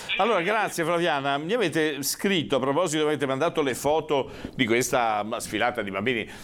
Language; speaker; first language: Italian; native; Italian